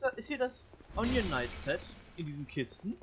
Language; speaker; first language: German; native; German